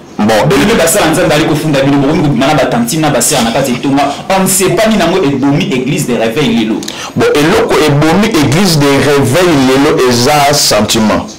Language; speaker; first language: Lingala; native; Lingala